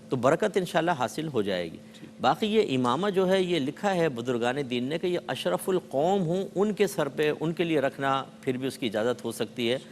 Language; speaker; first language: Urdu; native; Urdu